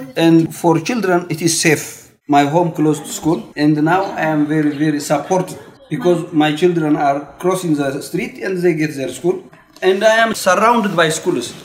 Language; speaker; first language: English; non-native, learner; Tigrinya